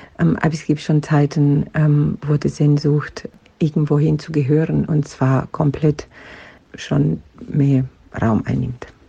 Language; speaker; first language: German; non-native, fluent; Romanian